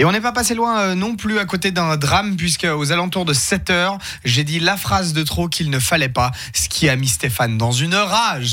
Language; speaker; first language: French; native; French